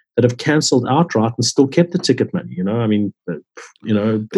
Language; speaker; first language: English; native; English